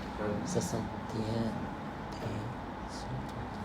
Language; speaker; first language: French; non-native, learner; Khmer